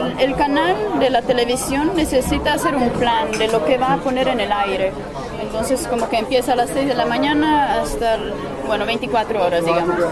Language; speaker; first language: Spanish; non-native, fluent; Czech